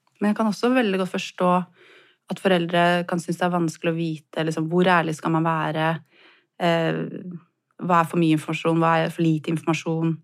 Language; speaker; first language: Norwegian; native; Norwegian